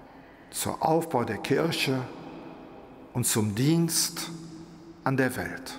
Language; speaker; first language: German; non-native, local second language; Luxembourgish